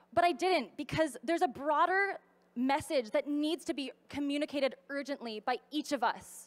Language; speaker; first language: English; native; English